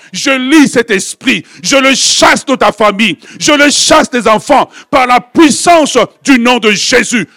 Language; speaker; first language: French; non-native, local second language; Lingala